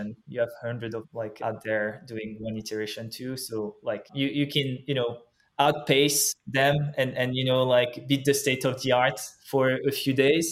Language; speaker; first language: English; non-native, fluent; French